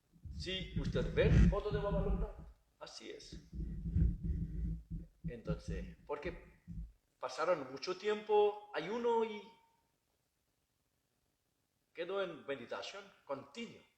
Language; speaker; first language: Spanish; non-native, learner; Bangla